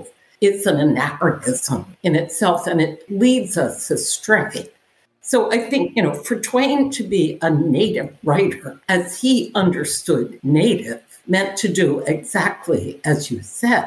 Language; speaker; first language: English; native; English